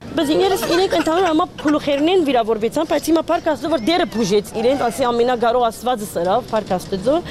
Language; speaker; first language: Armenian; early bilingual, heritage; Armenian